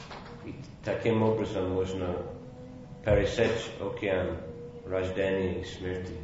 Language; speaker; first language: Russian; non-native, fluent; English